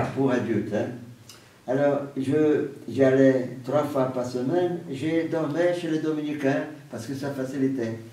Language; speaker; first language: French; non-native, fluent; Portuguese